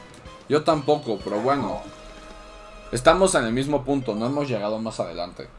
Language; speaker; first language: Spanish; native; Spanish